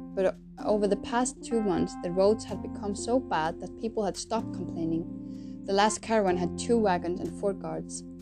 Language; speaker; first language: English; non-native, fluent; Icelandic